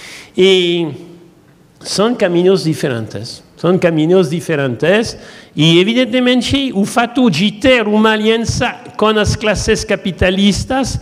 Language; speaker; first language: Portuguese; non-native, learner; French